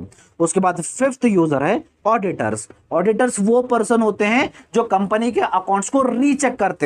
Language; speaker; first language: Hindi; native; Hindi